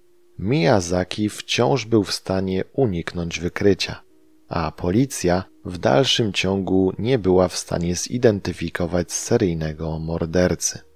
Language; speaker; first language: Polish; native; Polish